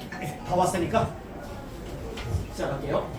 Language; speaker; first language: Korean; native; Korean